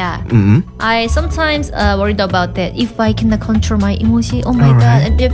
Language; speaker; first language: English; non-native, learner; Korean